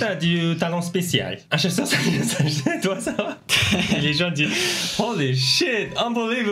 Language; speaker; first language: French; non-native, learner; Mongolian